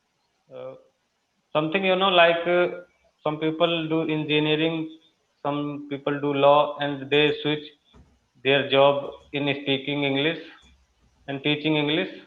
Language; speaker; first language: English; non-native, learner; Hindi